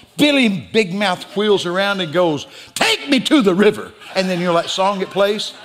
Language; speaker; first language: English; native; English